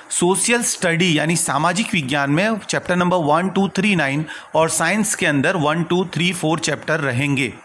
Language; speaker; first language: Hindi; non-native, local second language; Gujarati